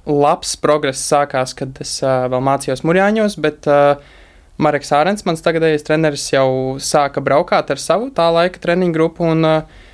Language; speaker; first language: Latvian; native; Latvian